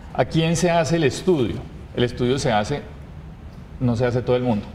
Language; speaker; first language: Spanish; native; Spanish